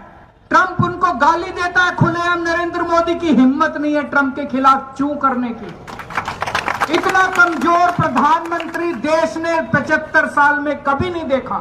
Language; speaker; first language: Hindi; native; Hindi